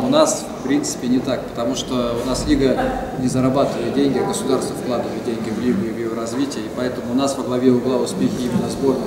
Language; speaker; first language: Russian; native; Russian